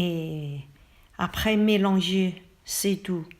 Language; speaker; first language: French; non-native, learner; Thai